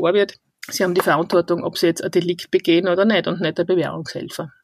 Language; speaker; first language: German; native; German